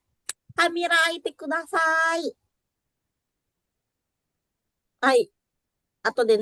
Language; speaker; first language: Japanese; non-native, fluent; Indonesian